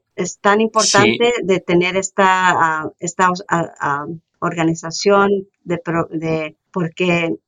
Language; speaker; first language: Spanish; early bilingual, heritage; Spanish